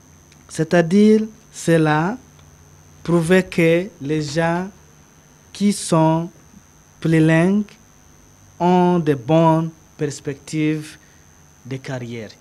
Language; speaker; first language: French; non-native, learner; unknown